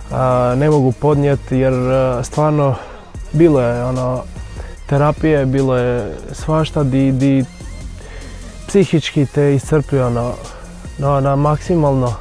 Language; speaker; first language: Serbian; non-native, fluent; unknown